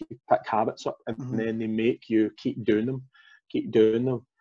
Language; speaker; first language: English; native; English